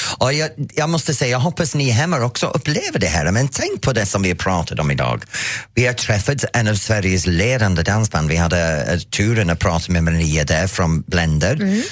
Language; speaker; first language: Swedish; non-native, fluent; English